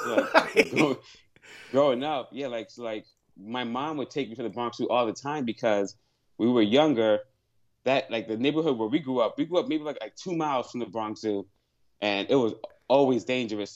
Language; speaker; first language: English; native; English